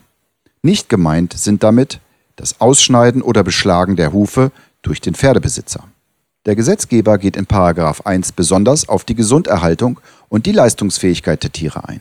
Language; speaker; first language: German; native; German